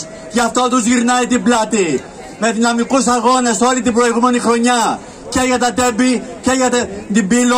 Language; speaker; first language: Greek; native; Greek